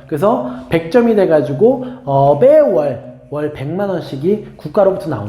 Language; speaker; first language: Korean; native; Korean